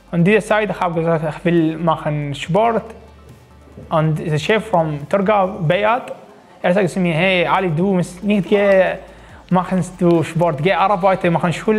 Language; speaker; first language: German; non-native, local second language; Arabic